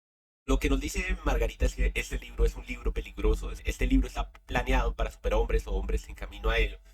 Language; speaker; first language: Spanish; native; Spanish